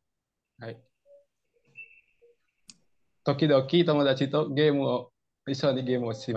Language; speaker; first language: Japanese; non-native, learner; Indonesian